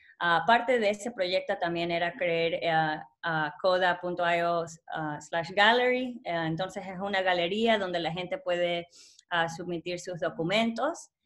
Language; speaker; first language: Spanish; early bilingual, heritage; Spanish